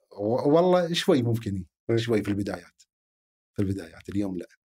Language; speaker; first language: Arabic; native; Arabic